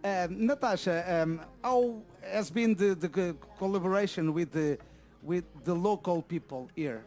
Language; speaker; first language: English; non-native, learner; Portuguese